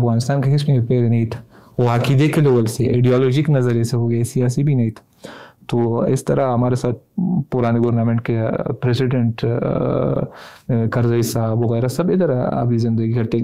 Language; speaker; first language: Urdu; non-native, fluent; Pashto